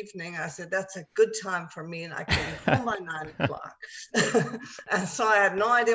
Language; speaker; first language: English; non-native, fluent; German